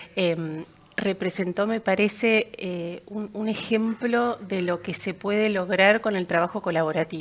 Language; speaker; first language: Spanish; native; Spanish